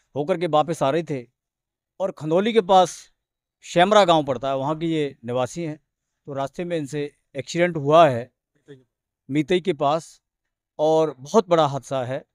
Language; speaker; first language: Hindi; native; Hindi